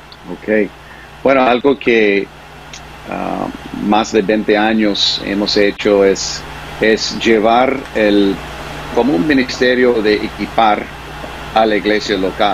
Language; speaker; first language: Spanish; non-native, fluent; English